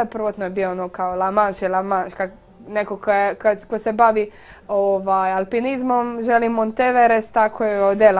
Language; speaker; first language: Croatian; native; Croatian